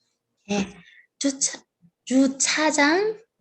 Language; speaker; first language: Korean; non-native, learner; Arabic